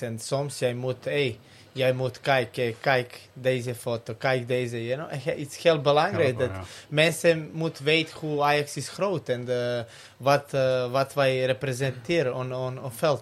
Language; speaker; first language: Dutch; non-native, learner; Serbian